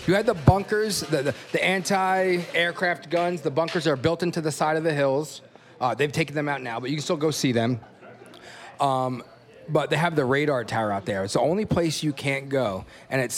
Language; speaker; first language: English; native; English